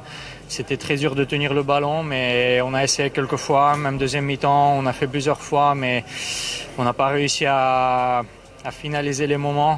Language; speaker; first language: French; non-native, fluent; Armenian